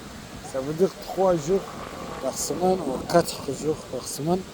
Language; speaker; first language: French; non-native, learner; Arabic